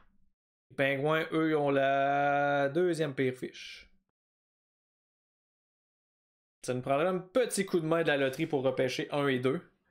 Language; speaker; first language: French; native; French